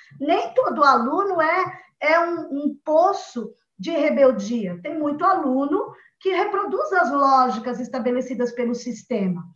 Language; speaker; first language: Portuguese; native; Portuguese